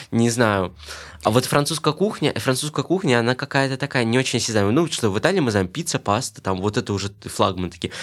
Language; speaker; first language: Russian; native; Russian